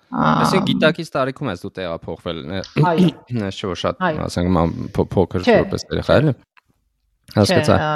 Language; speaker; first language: Armenian; native; Armenian